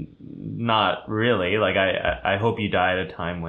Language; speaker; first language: English; early bilingual, other home language; German